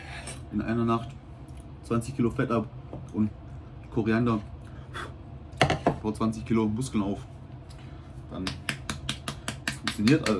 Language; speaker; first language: German; native; German